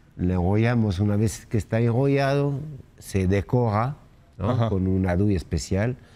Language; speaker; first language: Spanish; non-native, fluent; French